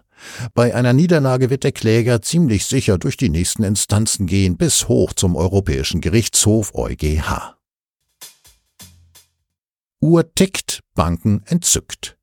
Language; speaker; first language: German; native; German